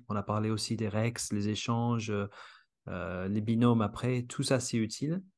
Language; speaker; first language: French; non-native, fluent; English